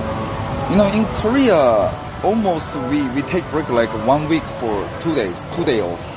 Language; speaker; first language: English; non-native, learner; Korean